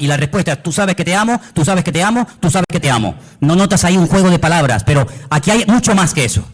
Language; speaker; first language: Spanish; native; Spanish